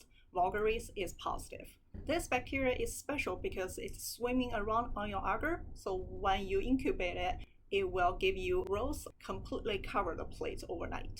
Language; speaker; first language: English; non-native, fluent; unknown